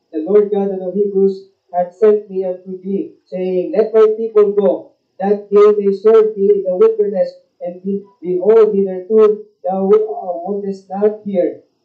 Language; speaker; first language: English; non-native, local second language; Filipino